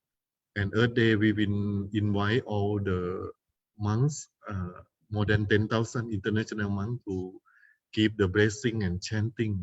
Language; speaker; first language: English; non-native, fluent; Thai